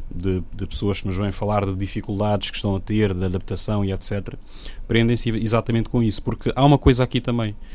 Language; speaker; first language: Portuguese; non-native, local second language; Upper Guinea Crioulo